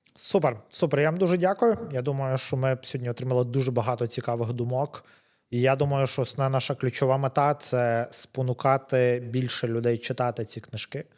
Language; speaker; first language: Ukrainian; native; Ukrainian